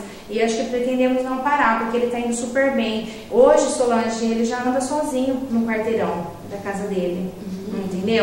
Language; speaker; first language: Portuguese; native; Portuguese